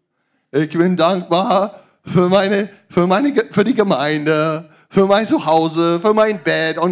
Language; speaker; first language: German; non-native, learner; English